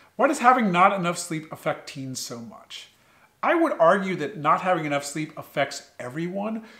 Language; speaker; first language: English; native; English